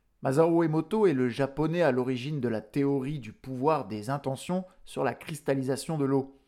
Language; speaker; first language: French; native; French